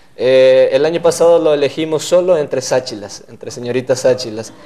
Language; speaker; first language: Spanish; non-native, local second language; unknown